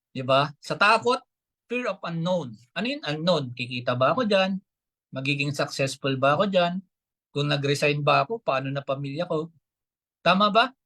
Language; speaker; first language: Filipino; native; Filipino